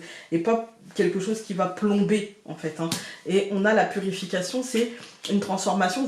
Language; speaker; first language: French; native; French